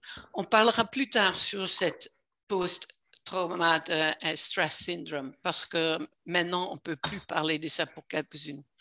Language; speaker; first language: French; non-native, fluent; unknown